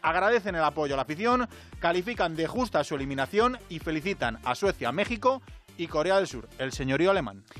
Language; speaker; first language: Spanish; native; Spanish